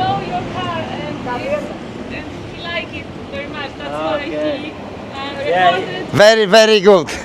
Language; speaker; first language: English; non-native, learner; Polish